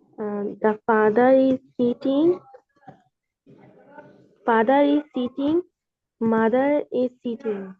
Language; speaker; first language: English; non-native, learner; Bangla